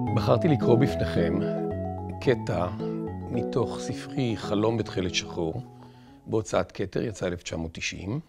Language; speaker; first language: Hebrew; native; Hebrew